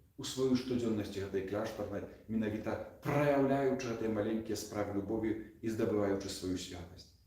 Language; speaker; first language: Belarusian; native; Belarusian